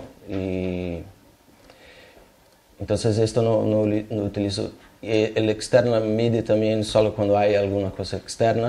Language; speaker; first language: Spanish; non-native, fluent; Portuguese